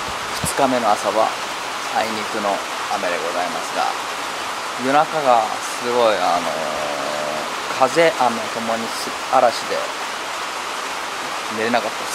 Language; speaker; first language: Japanese; native; Japanese